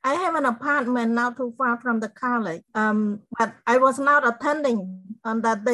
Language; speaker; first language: English; non-native, fluent; Khmer